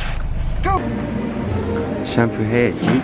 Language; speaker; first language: Korean; non-native, learner; Chinese